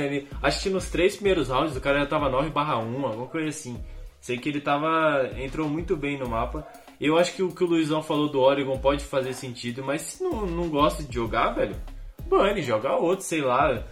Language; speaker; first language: Portuguese; native; Portuguese